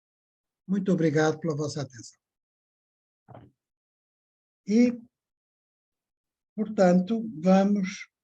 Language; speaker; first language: Portuguese; native; Portuguese